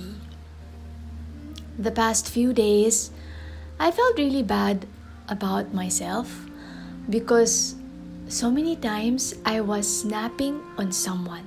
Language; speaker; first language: English; non-native, local second language; Filipino